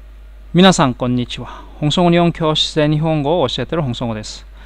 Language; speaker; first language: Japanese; non-native, fluent; Korean